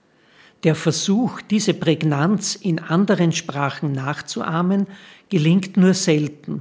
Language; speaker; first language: German; native; German